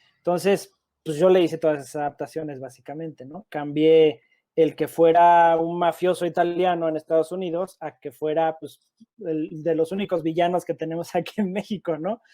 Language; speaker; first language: Spanish; native; Spanish